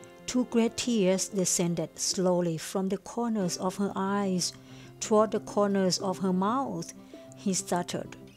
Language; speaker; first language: English; non-native, fluent; Thai